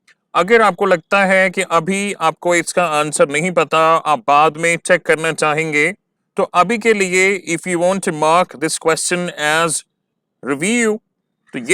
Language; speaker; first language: Hindi; native; Hindi